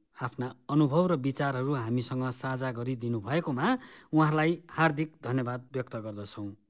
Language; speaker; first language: Nepali; native; Nepali